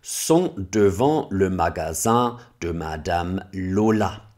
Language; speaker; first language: French; non-native, fluent; German